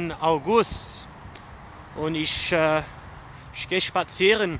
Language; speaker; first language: German; non-native, fluent; English